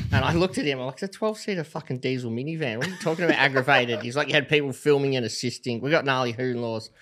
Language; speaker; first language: English; native; English